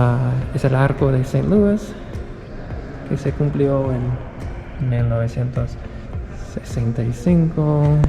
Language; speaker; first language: Spanish; non-native, fluent; English